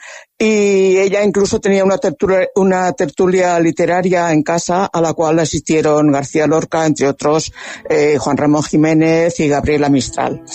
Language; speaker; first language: Spanish; native; Spanish